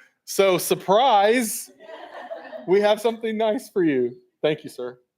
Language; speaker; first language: English; native; English